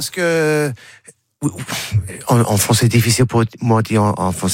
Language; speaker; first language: French; non-native, learner; English